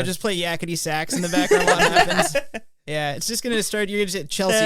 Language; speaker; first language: English; native; English